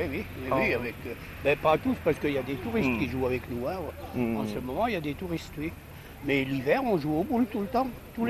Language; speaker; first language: French; native; French